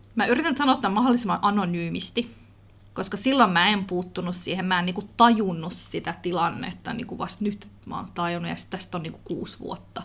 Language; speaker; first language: Finnish; early bilingual, other home language; Kurdish